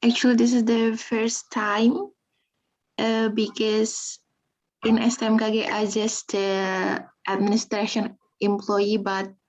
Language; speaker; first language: English; non-native, fluent; Indonesian